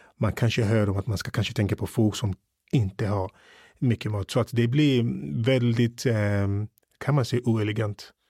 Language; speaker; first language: Swedish; early bilingual, other home language; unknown